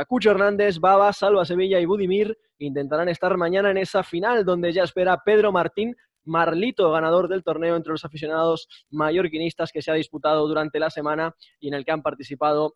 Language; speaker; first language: Spanish; native; Spanish